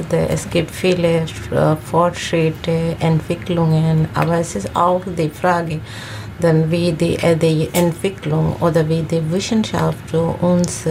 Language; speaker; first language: German; non-native, learner; Bangla